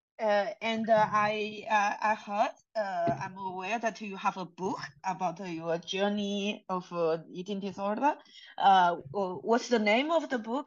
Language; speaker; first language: English; non-native, fluent; Chinese